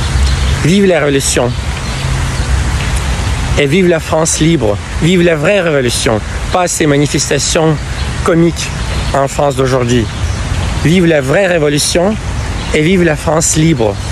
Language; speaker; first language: French; non-native, fluent; Russian